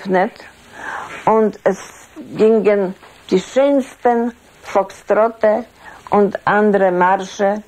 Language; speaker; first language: German; non-native, fluent; Polish